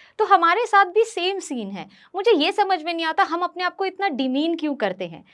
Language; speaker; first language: Hindi; non-native, local second language; Bhojpuri